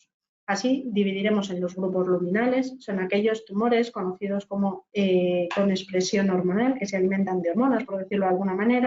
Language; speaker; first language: Spanish; native; Spanish